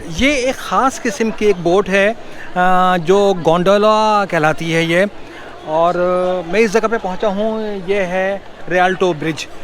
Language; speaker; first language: Urdu; non-native, local second language; Punjabi